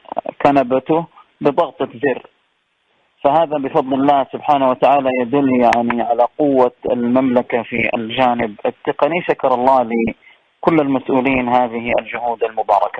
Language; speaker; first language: Arabic; native; Arabic